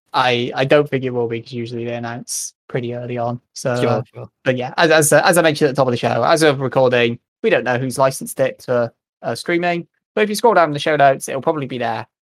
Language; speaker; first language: English; native; English